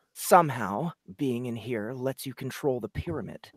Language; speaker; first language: English; native; English